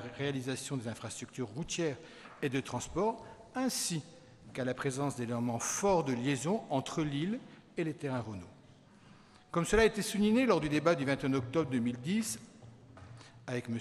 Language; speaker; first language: French; native; French